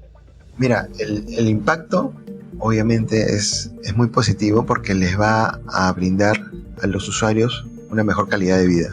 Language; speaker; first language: Spanish; native; Spanish